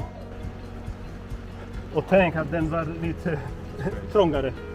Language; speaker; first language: Swedish; non-native, fluent; Polish